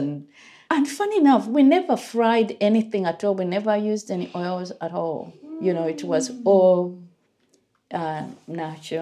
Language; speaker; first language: English; non-native, local second language; Ganda